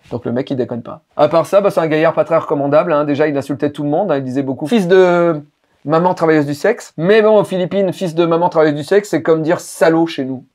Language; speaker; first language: French; native; French